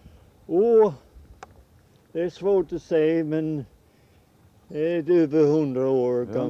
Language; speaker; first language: Swedish; early bilingual, heritage; Swedish